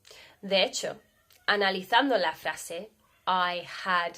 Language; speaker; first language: Spanish; non-native, fluent; English